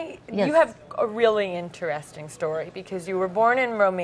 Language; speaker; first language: English; native; English